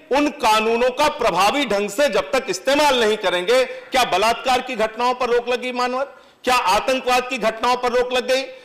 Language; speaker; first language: Hindi; native; Hindi